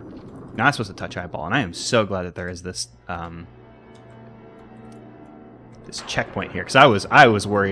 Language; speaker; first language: English; native; English